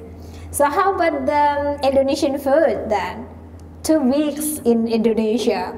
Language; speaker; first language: English; non-native, learner; Indonesian